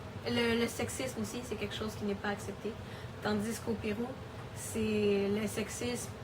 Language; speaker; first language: French; early bilingual, other home language; Spanish